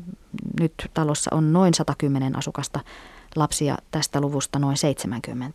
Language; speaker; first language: Finnish; native; Finnish